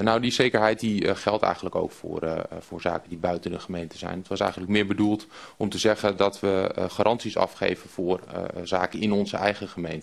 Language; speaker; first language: Dutch; native; Dutch